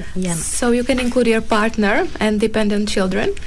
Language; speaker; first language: English; non-native, fluent; Slovak